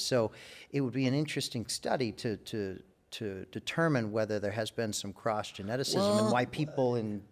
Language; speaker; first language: English; native; English